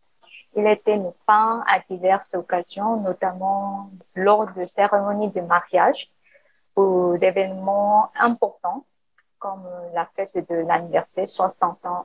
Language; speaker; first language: French; non-native, learner; Korean